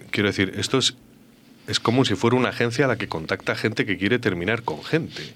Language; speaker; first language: Spanish; native; Spanish